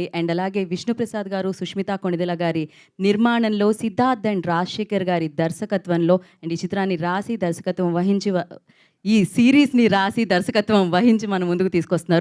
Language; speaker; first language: Telugu; native; Telugu